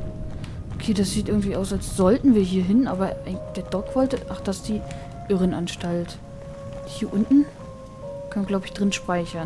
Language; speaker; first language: German; native; German